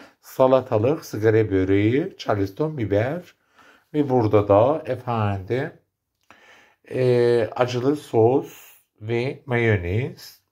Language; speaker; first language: Turkish; native; Turkish